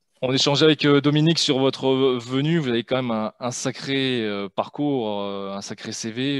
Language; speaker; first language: French; native; French